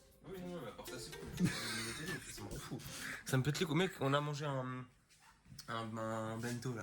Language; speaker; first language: French; native; French